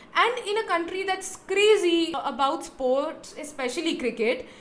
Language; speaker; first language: English; non-native, local second language; Hindi